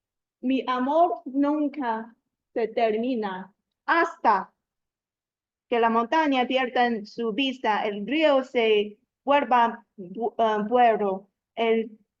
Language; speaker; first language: Spanish; non-native, learner; Chinese